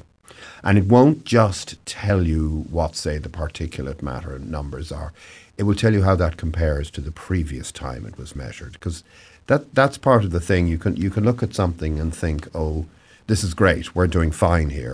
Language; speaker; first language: English; native; English